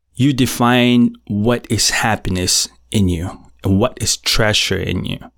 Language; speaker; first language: English; non-native, local second language; Filipino